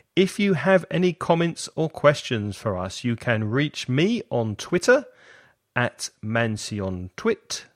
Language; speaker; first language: English; native; English